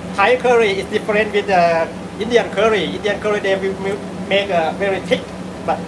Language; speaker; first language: English; non-native, learner; Thai